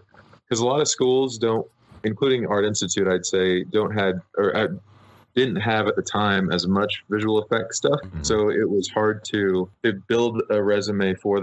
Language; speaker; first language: English; native; English